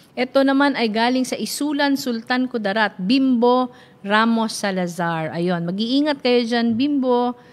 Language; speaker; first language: Filipino; non-native, local second language; Bikol